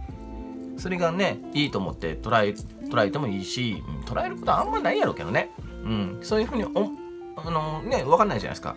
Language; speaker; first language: Japanese; native; Japanese